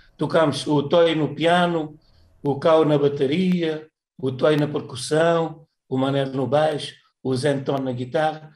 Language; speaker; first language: Portuguese; non-native, local second language; Kabuverdianu